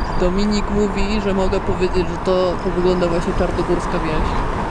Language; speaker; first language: Polish; native; Polish